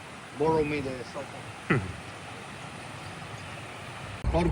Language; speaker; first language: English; non-native, fluent; Spanish